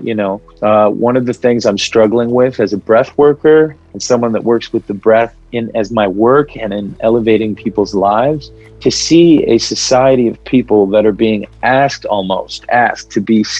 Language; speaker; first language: English; early bilingual, other home language; Arabic